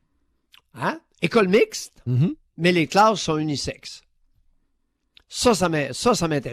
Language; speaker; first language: French; native; French